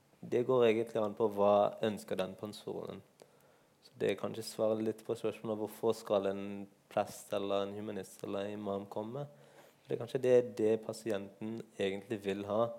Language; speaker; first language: Norwegian; non-native, fluent; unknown